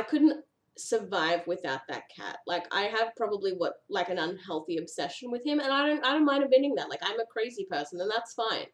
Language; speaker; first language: English; native; English